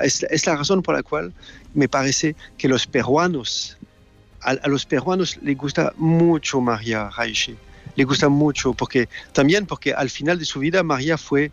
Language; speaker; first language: Spanish; non-native, fluent; French